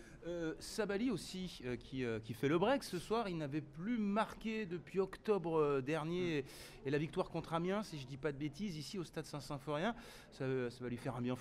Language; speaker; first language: French; native; French